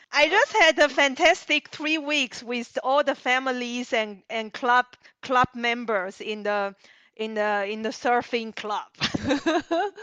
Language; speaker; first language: English; non-native, learner; Chinese